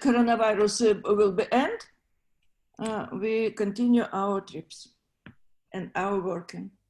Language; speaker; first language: English; non-native, learner; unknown